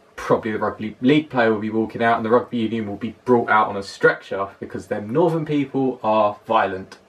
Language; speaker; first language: English; native; English